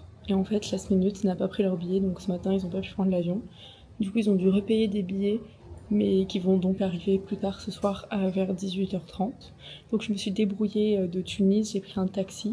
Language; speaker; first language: French; native; French